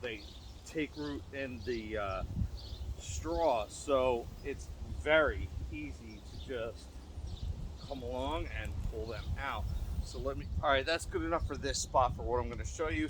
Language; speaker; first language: English; native; English